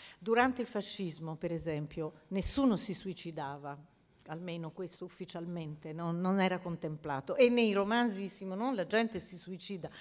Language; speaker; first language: Italian; native; Italian